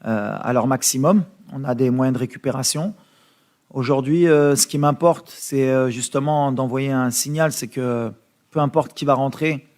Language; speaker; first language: French; native; French